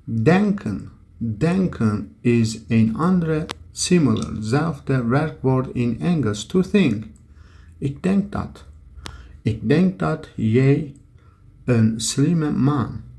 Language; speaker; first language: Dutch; non-native, learner; Turkish